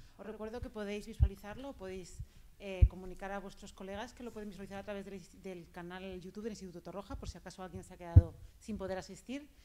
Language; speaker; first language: Spanish; native; Spanish